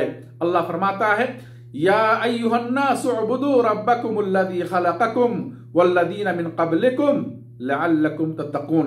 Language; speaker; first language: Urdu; native; Urdu